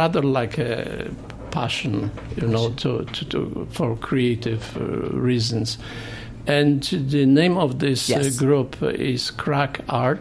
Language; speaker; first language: English; non-native, fluent; Polish